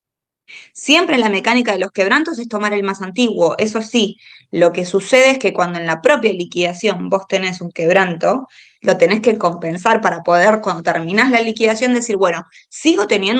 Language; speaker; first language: Spanish; native; Spanish